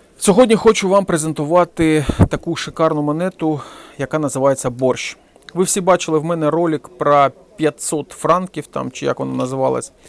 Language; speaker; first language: Ukrainian; non-native, local second language; Russian